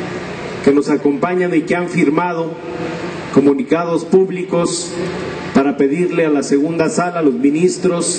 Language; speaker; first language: Spanish; native; Spanish